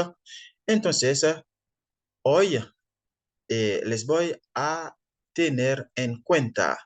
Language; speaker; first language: Spanish; non-native, fluent; French